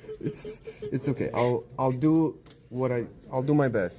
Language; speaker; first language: English; non-native, fluent; Polish